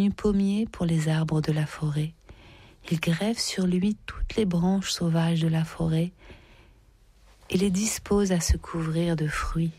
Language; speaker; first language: French; native; French